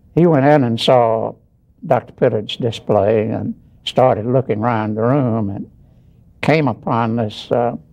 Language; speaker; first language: English; native; English